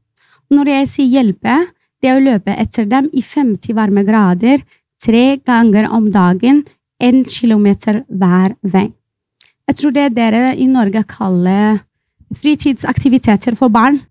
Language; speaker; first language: Norwegian; non-native, fluent; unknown